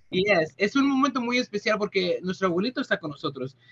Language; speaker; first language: Spanish; early bilingual, heritage; Spanish